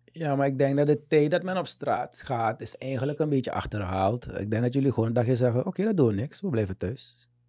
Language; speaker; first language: Dutch; native; Dutch